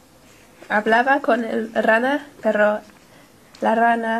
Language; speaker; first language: Spanish; non-native, learner; English